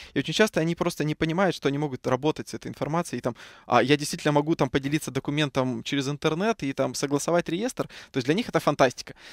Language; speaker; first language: Russian; native; Russian